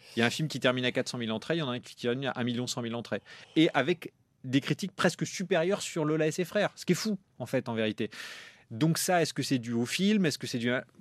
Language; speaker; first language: French; native; French